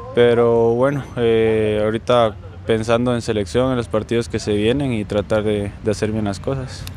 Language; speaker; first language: Spanish; native; Spanish